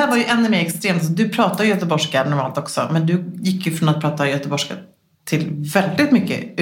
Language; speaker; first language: Swedish; native; Swedish